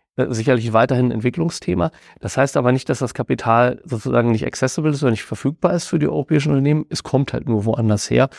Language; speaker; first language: German; native; German